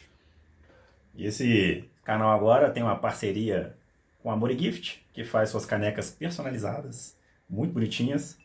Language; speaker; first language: Portuguese; native; Portuguese